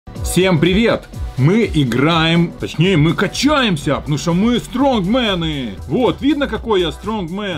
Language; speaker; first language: Russian; native; Russian